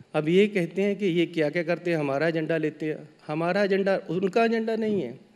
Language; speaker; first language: Hindi; native; Hindi